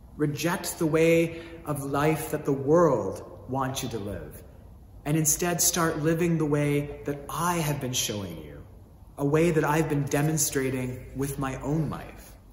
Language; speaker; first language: English; native; English